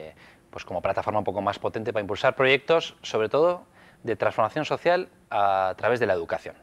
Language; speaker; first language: Spanish; native; Spanish